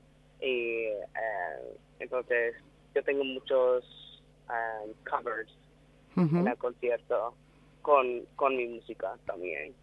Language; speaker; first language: Spanish; non-native, learner; English